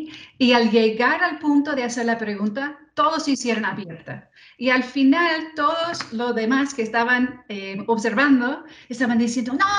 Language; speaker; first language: Spanish; non-native, fluent; English